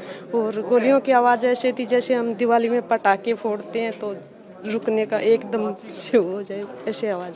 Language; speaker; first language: Hindi; native; Hindi